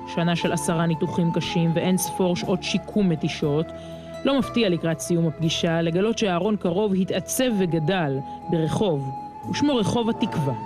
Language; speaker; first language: Hebrew; native; Hebrew